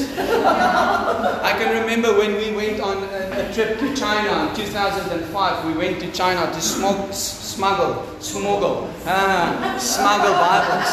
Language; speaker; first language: English; non-native, local second language; Afrikaans